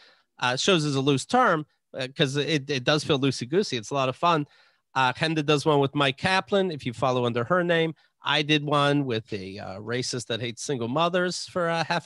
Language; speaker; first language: English; native; English